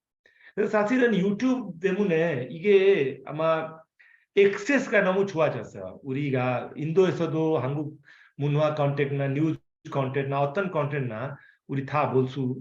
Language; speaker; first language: Korean; non-native, fluent; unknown